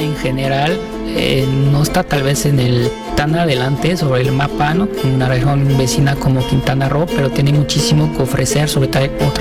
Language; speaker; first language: Spanish; non-native, fluent; French